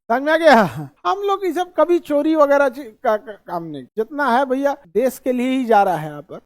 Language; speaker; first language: Hindi; native; Hindi